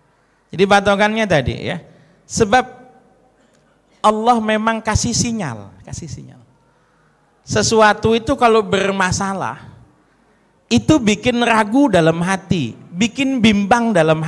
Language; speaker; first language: Indonesian; native; Indonesian